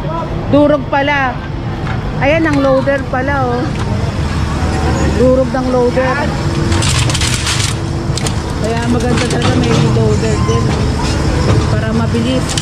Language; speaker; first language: Filipino; native; Filipino